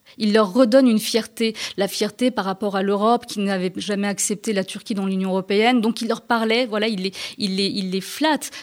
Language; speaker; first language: French; early bilingual, other home language; Turkish